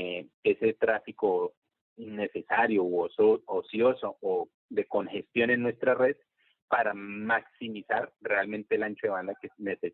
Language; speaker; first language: Spanish; native; Spanish